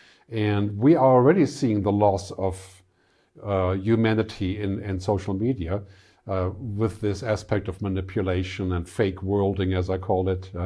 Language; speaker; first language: English; non-native, fluent; German